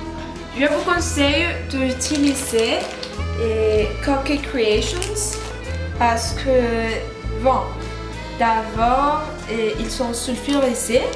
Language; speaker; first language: French; non-native, learner; Spanish